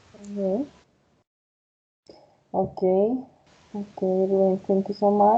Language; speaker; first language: English; non-native, fluent; Spanish